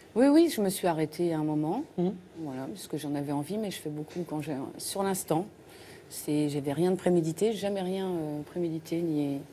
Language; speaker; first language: French; native; French